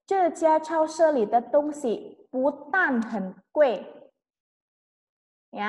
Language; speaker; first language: Chinese; non-native, fluent; Indonesian